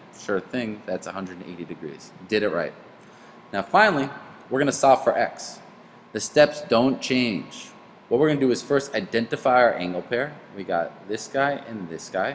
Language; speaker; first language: English; native; English